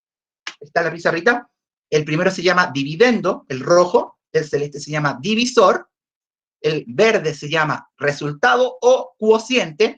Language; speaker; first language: Spanish; native; Spanish